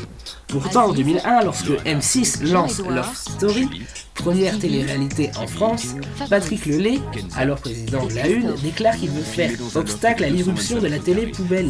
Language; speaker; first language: French; native; French